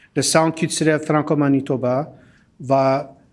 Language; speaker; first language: French; early bilingual, heritage; French